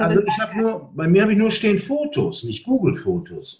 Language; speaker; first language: German; native; German